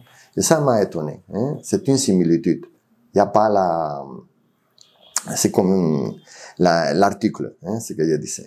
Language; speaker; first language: French; non-native, fluent; Spanish